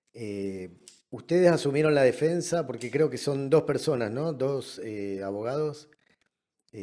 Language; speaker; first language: Spanish; native; Spanish